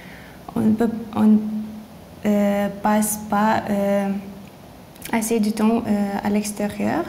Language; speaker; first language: French; non-native, learner; Lithuanian